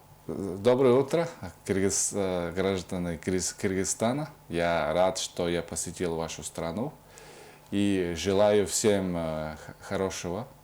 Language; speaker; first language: Russian; non-native, fluent; Mongolian